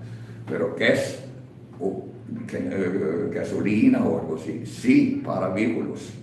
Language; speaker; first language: Spanish; non-native, fluent; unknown